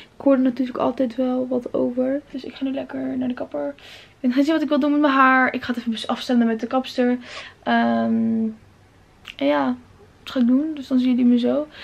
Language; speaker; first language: Dutch; early bilingual, other home language; Arabic